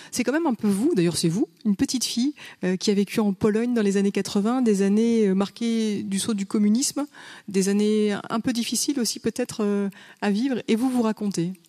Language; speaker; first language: French; native; French